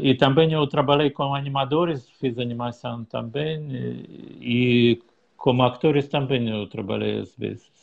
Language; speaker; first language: Portuguese; non-native, learner; Russian